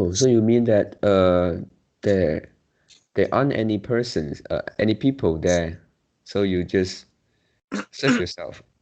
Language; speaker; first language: English; non-native, learner; Chinese